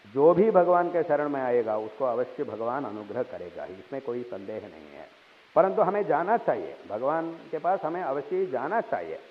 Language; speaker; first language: Hindi; non-native, local second language; Telugu